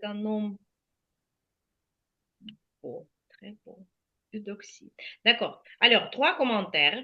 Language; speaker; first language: French; non-native, fluent; Ukrainian